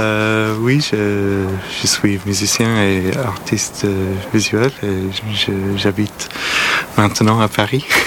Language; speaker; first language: French; non-native, learner; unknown